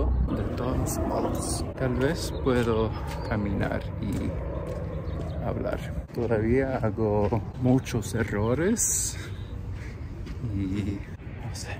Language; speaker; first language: Spanish; non-native, learner; English